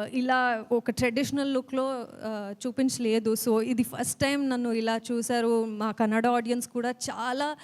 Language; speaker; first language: Telugu; non-native, learner; Kannada